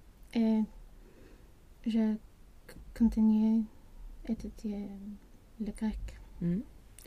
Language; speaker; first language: French; non-native, learner; Swedish